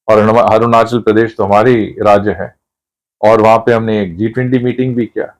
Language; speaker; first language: Hindi; non-native, local second language; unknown